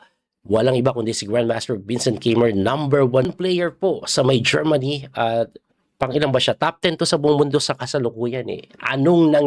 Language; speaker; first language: Filipino; native; Filipino